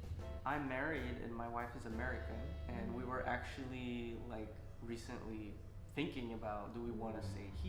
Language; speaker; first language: English; non-native, fluent; Portuguese